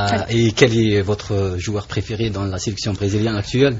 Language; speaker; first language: French; non-native, local second language; Arabic